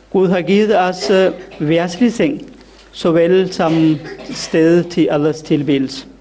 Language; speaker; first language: Danish; non-native, fluent; Urdu